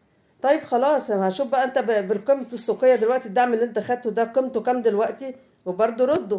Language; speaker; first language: Arabic; native; Arabic